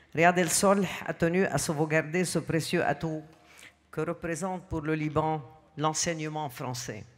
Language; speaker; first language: French; non-native, local second language; Arabic